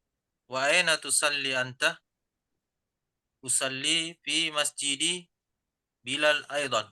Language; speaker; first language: Arabic; non-native, learner; Indonesian